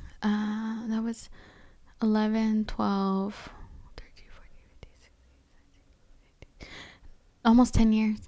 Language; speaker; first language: English; early bilingual, other home language; Spanish